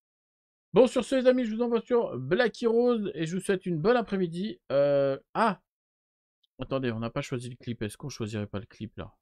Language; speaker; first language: French; native; French